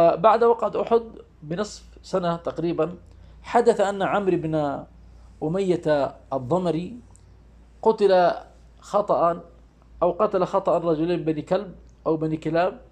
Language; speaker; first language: Arabic; native; Arabic